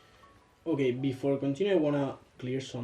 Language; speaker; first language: English; non-native, learner; Spanish